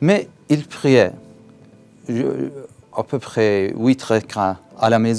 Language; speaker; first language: French; non-native, learner; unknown